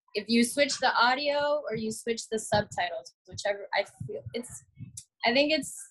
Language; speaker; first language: English; early bilingual, other home language; Spanish